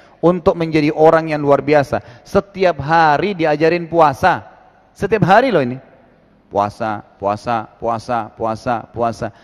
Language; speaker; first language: Indonesian; native; Indonesian